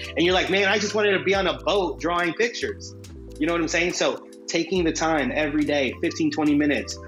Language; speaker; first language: English; early bilingual, other home language; Spanish